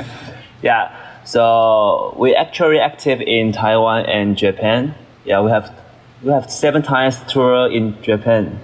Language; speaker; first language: English; non-native, learner; Chinese